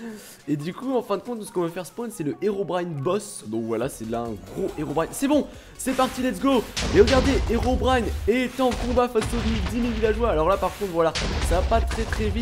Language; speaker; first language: French; native; French